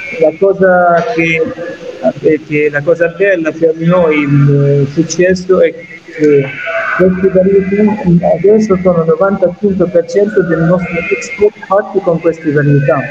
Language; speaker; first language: Italian; non-native, fluent; Arabic